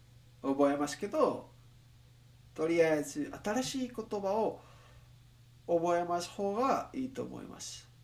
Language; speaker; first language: Japanese; non-native, learner; English